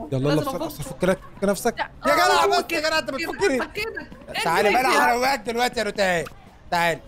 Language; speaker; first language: Arabic; native; Arabic